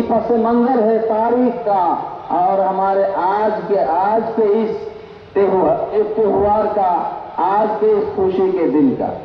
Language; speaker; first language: Hindi; non-native, local second language; Bangla